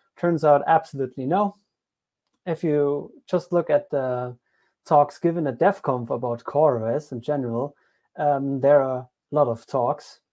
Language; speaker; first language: English; non-native, fluent; German